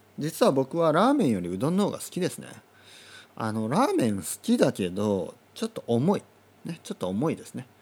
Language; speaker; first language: Japanese; native; Japanese